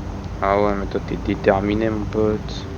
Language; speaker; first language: French; native; French